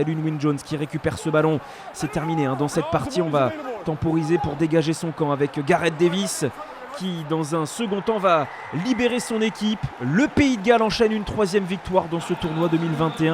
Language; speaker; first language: French; native; French